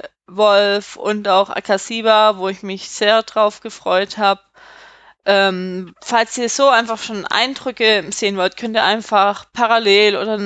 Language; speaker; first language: German; native; German